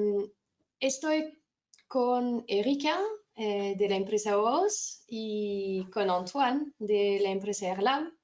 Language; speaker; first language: Spanish; non-native, fluent; French